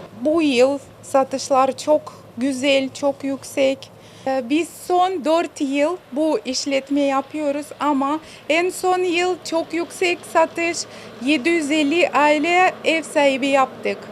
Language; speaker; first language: Turkish; non-native, fluent; Russian